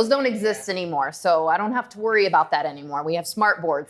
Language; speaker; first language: English; native; English